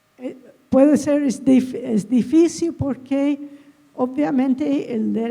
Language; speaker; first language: Spanish; non-native, fluent; English